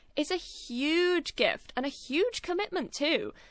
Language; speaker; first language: English; native; English